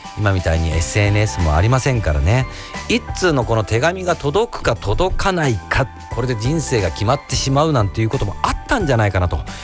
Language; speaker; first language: Japanese; native; Japanese